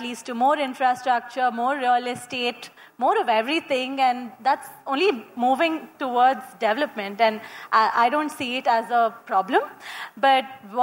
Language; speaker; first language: English; non-native, local second language; Kannada